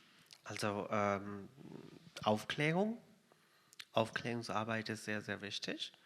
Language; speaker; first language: German; non-native, fluent; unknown